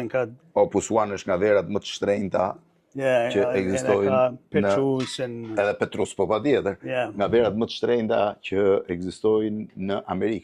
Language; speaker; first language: Albanian; native; Albanian